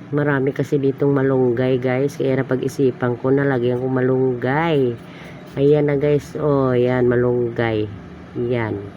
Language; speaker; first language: Filipino; non-native, local second language; Hiligaynon